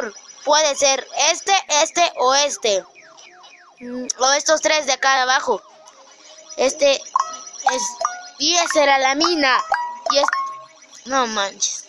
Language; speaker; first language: Spanish; native; Spanish